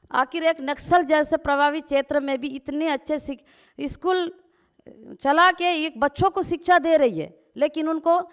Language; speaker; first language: Hindi; non-native, local second language; Gondi